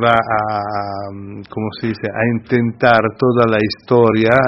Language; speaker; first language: Spanish; non-native, fluent; Italian